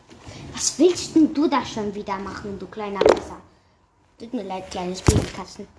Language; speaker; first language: German; native; German